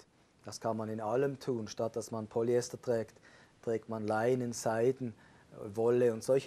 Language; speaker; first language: German; native; German